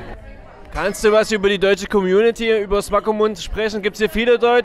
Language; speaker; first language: German; native; German